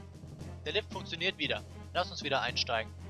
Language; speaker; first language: German; native; German